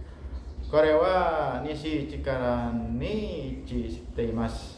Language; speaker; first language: Japanese; non-native, learner; Indonesian